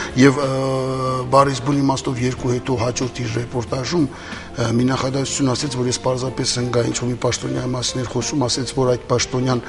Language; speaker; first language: Armenian; early bilingual, heritage; Armenian